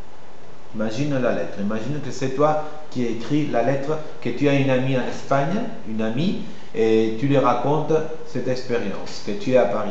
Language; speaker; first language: French; non-native, fluent; Spanish